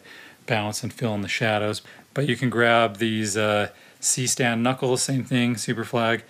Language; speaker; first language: English; native; English